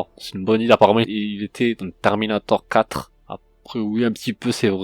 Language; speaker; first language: French; native; French